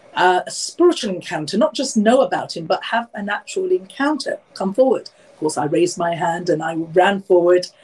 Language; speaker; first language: English; native; English